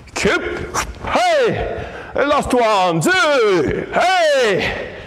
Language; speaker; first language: English; non-native, fluent; Belarusian